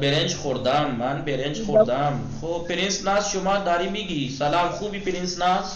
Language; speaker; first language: Persian; non-native, fluent; Urdu